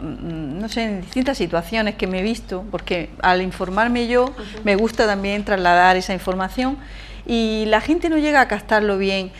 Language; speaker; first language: Spanish; native; Spanish